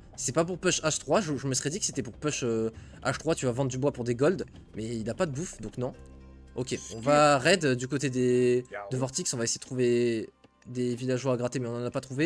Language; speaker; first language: French; native; French